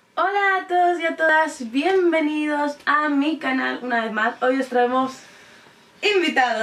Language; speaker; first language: Spanish; native; Spanish